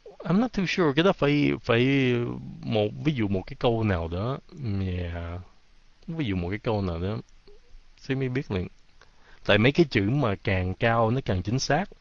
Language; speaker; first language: Vietnamese; early bilingual, heritage; Vietnamese